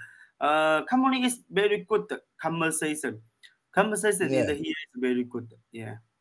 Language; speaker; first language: English; non-native, learner; Chinese